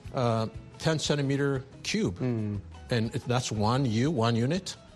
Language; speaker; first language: English; non-native, fluent; Amharic